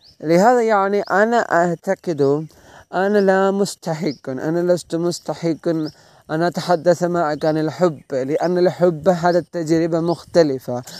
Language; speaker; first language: Arabic; non-native, learner; Malayalam